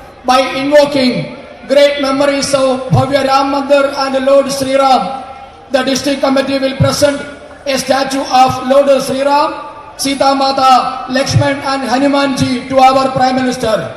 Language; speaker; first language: English; non-native, local second language; Malayalam